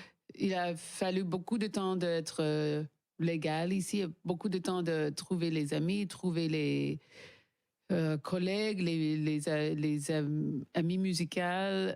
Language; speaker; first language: French; non-native, learner; English